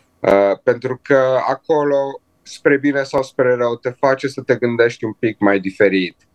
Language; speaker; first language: Romanian; early bilingual, heritage; Romanian